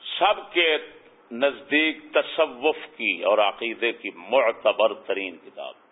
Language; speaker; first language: Urdu; native; Urdu